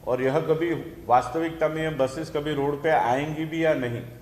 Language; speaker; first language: Hindi; non-native, local second language; Marathi